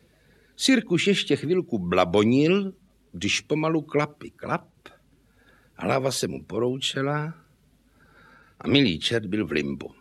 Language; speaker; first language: Czech; native; Czech